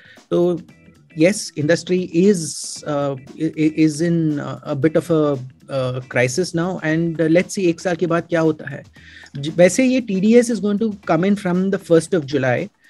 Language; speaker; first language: Hindi; non-native, local second language; Malayalam